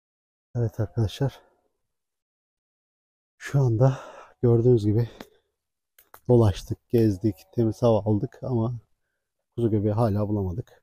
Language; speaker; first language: Turkish; native; Turkish